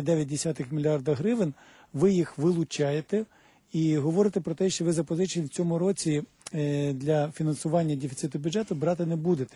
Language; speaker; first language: Ukrainian; native; Ukrainian